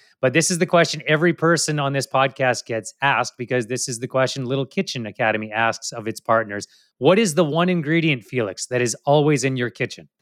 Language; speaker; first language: English; native; English